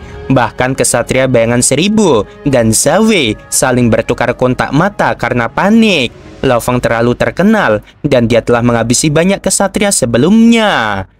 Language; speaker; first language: Indonesian; native; Indonesian